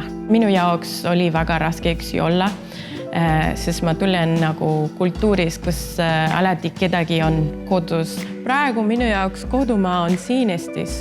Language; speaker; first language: Estonian; non-native, fluent; Spanish